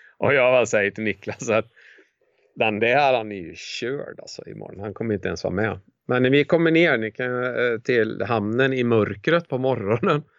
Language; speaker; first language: Swedish; native; Swedish